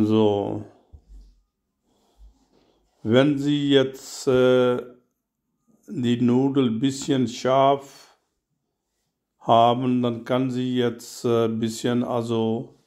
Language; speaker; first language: German; non-native, learner; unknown